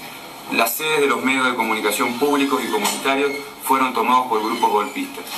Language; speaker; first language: Spanish; native; Spanish